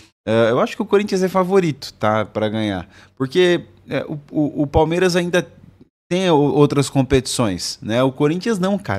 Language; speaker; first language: Portuguese; native; Portuguese